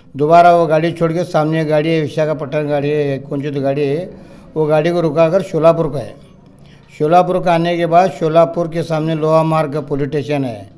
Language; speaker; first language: Hindi; non-native, local second language; Urdu